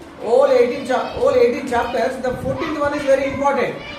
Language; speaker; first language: English; non-native, local second language; Telugu